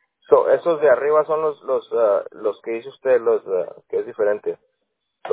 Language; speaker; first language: Spanish; native; Spanish